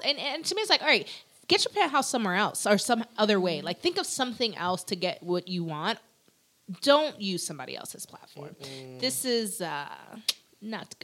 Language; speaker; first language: English; early bilingual, other home language; Spanish